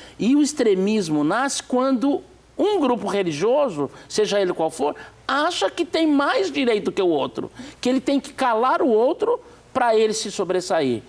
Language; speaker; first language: Portuguese; native; Portuguese